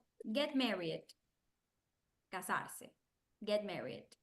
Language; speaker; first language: English; non-native, fluent; Spanish